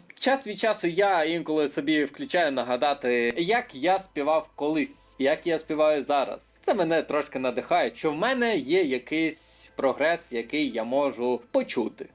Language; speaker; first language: Ukrainian; native; Ukrainian